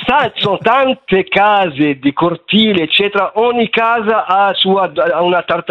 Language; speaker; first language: Italian; non-native, fluent; Arabic